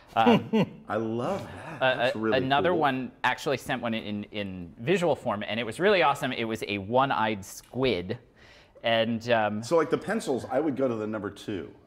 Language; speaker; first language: English; native; English